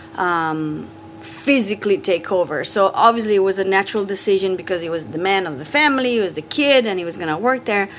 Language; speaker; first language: English; non-native, fluent; Italian